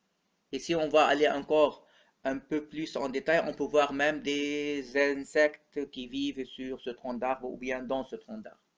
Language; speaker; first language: French; non-native, local second language; Arabic